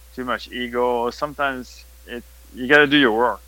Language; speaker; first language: English; non-native, fluent; French